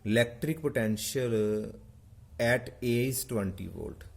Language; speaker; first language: English; non-native, local second language; Punjabi